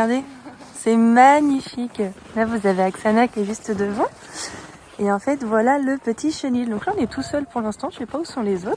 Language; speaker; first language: French; native; French